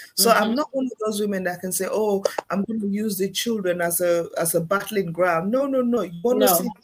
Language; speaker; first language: English; non-native, local second language; Krio